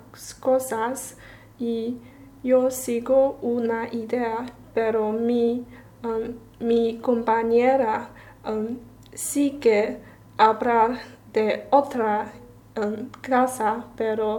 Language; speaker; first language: Spanish; non-native, learner; Chinese